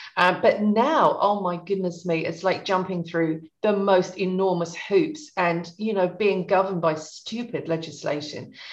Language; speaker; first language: English; native; English